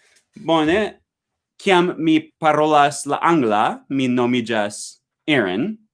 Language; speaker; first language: Spanish; non-native, learner; English